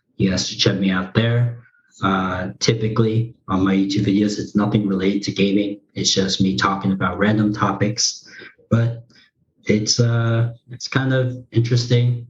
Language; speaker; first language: English; early bilingual, other home language; Korean